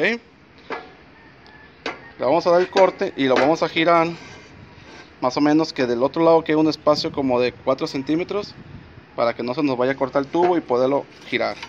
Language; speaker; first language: Spanish; native; Spanish